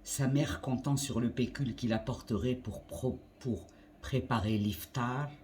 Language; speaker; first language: French; non-native, local second language; Arabic